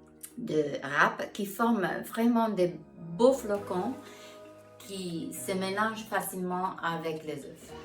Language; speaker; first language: French; non-native, fluent; Italian